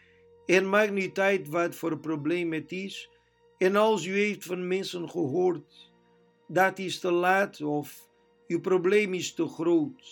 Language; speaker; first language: Dutch; non-native, fluent; Portuguese